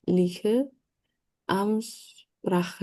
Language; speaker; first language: German; non-native, learner; Indonesian